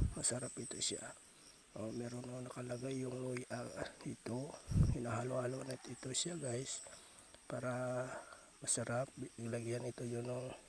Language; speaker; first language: Filipino; non-native, local second language; Cebuano